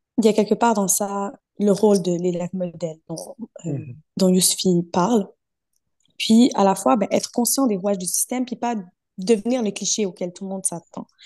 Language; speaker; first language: French; early bilingual, other home language; Arabic